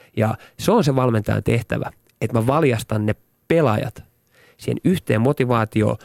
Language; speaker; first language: Finnish; native; Finnish